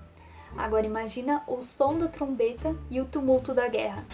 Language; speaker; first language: Portuguese; native; Portuguese